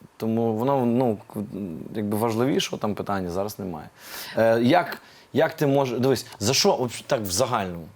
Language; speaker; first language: Ukrainian; native; Ukrainian